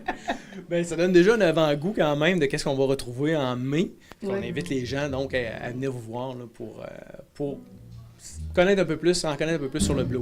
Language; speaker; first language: French; native; French